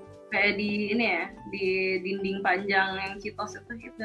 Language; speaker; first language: Indonesian; native; Indonesian